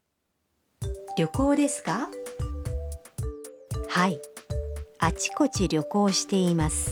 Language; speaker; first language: Japanese; native; Japanese